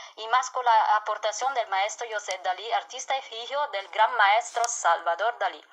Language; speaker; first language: Spanish; non-native, learner; Italian